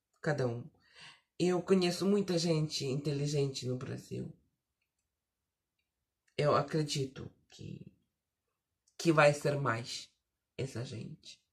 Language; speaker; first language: Portuguese; early bilingual, heritage; Portuguese